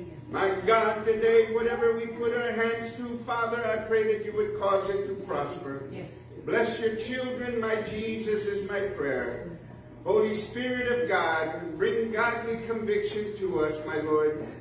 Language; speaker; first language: English; native; English